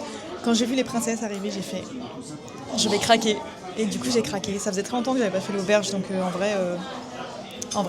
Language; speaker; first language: French; native; French